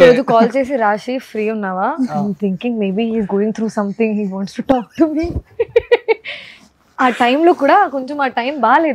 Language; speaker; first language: Telugu; non-native, fluent; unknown